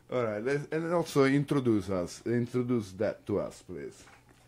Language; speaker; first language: English; non-native, fluent; Italian